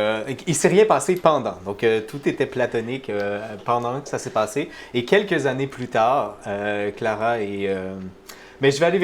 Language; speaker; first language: French; native; French